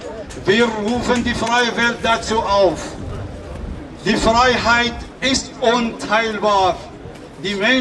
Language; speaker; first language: German; non-native, fluent; Kurdish